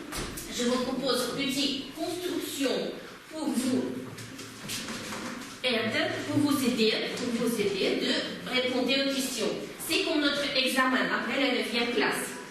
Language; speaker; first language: French; non-native, fluent; Russian